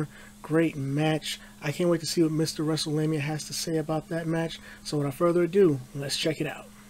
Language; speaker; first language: English; native; English